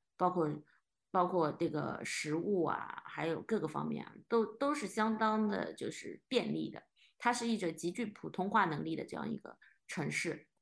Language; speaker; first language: Chinese; native; Chinese